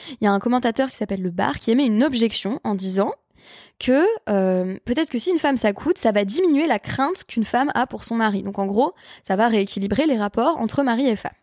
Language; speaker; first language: French; native; French